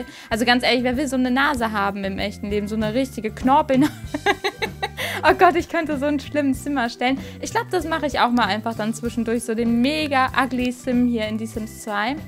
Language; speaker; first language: German; native; German